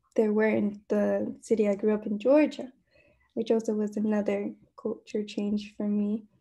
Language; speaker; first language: English; native; English